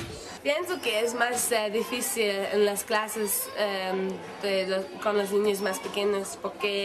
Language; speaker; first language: Spanish; non-native, fluent; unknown